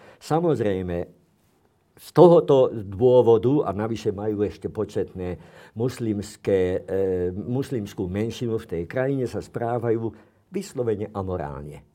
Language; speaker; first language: Slovak; non-native, local second language; Hungarian